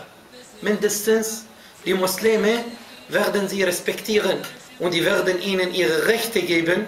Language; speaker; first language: German; non-native, fluent; Arabic